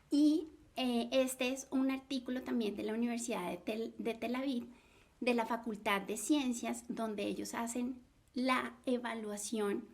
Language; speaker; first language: Spanish; native; Spanish